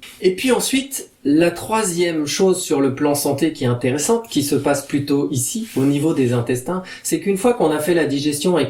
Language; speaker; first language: French; native; French